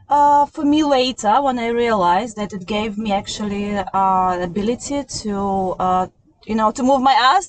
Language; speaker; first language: English; non-native, fluent; Russian